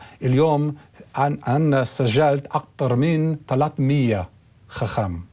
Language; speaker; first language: Arabic; non-native, learner; English